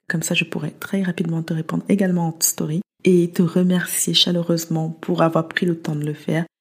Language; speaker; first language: French; early bilingual, other home language; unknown